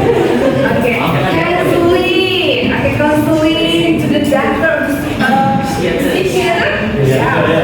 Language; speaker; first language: English; non-native, learner; Indonesian